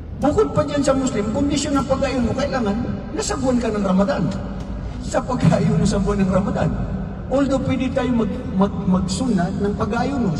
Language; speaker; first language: Filipino; non-native, local second language; Maranao